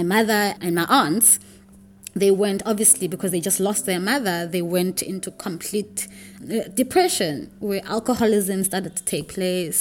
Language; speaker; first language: English; non-native, local second language; Xhosa